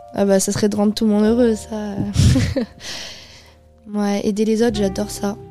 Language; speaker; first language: French; native; French